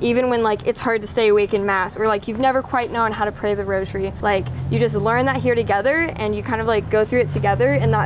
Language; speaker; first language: English; native; English